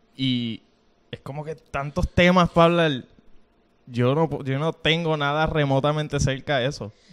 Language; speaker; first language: Spanish; native; Spanish